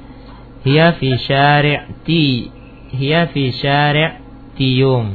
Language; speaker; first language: Arabic; non-native, fluent; Indonesian